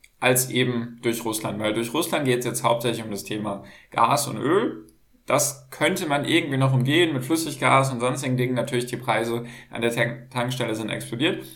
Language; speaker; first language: German; native; German